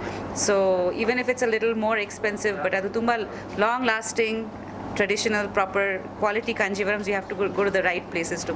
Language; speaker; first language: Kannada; non-native, fluent; Bangla